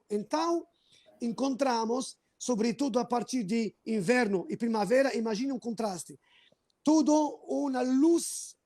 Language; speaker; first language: Portuguese; non-native, fluent; Arabic